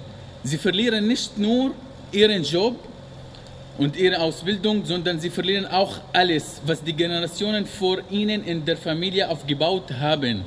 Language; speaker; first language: German; non-native, learner; Arabic